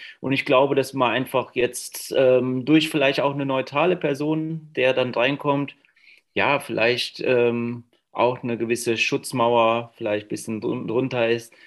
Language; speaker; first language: German; native; German